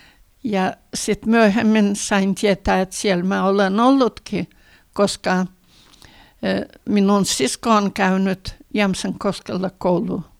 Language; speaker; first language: Finnish; early bilingual, heritage; Finnish